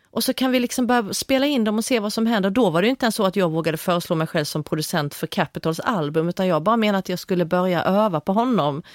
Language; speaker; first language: Swedish; native; Swedish